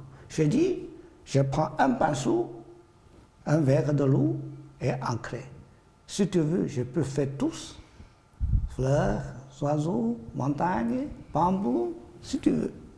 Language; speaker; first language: French; non-native, learner; Chinese